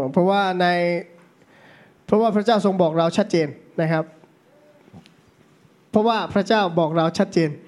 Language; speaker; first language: Thai; native; Thai